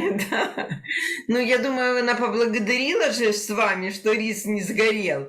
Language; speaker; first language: Russian; native; Russian